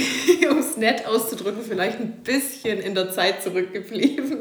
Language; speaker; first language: German; native; German